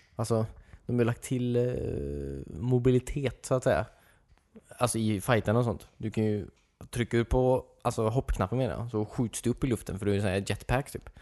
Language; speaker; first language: Swedish; native; Swedish